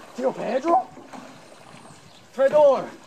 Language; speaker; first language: Spanish; non-native, learner; English